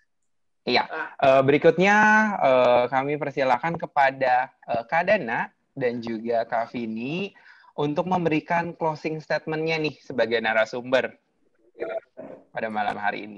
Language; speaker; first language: Indonesian; native; Indonesian